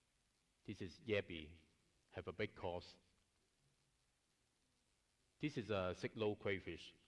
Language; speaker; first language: English; non-native, learner; Cantonese